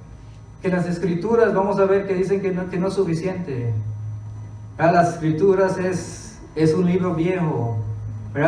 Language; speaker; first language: Spanish; early bilingual, other home language; English